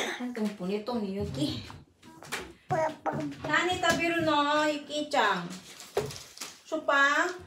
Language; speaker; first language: Filipino; native; Filipino